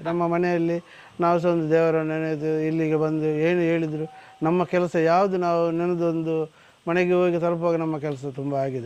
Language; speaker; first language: Kannada; native; Kannada